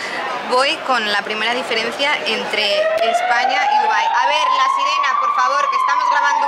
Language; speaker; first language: Spanish; native; Spanish